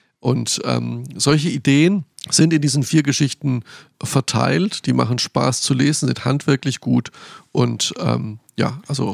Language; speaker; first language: German; native; German